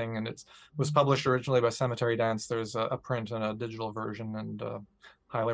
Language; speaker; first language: English; native; English